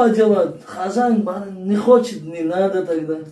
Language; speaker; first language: Russian; non-native, fluent; Tajik